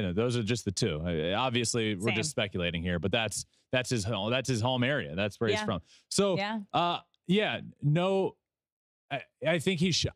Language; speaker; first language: English; native; English